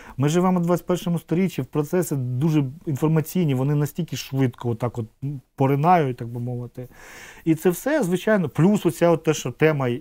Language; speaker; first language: Ukrainian; non-native, local second language; Russian